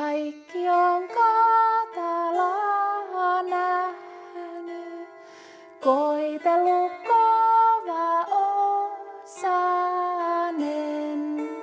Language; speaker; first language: Finnish; native; Finnish